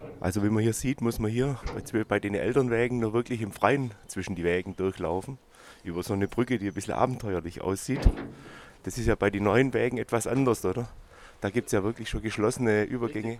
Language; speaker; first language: German; native; German